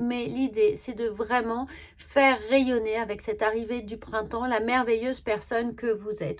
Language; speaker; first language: French; native; French